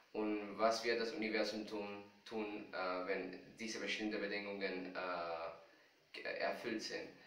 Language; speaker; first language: German; non-native, fluent; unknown